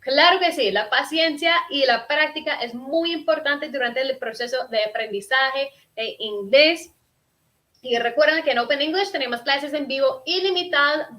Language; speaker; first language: Spanish; non-native, fluent; English